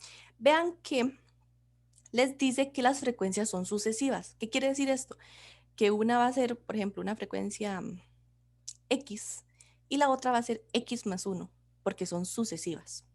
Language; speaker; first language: Spanish; native; Spanish